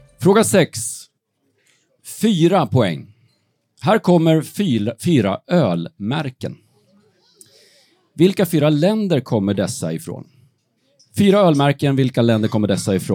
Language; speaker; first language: Swedish; native; Swedish